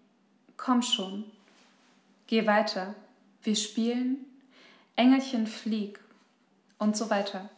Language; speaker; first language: German; native; German